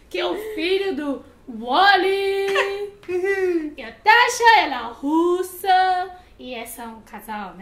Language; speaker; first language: Portuguese; non-native, fluent; Chinese